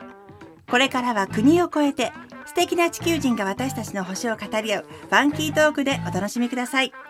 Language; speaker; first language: Japanese; native; Japanese